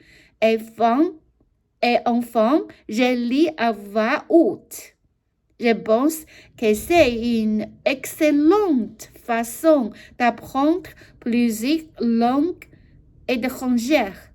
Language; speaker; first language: French; non-native, learner; Chinese